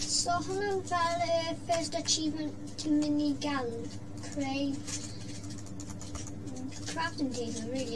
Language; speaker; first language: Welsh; non-native, local second language; English